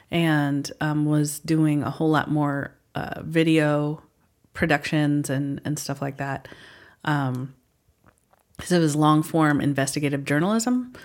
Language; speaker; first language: English; early bilingual, other home language; Filipino